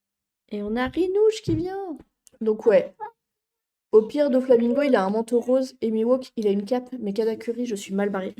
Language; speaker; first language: French; native; French